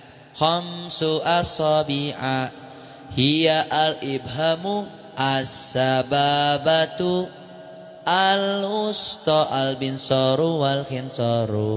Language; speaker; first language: Arabic; non-native, fluent; Indonesian